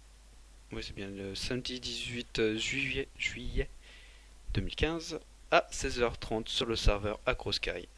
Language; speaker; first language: French; native; French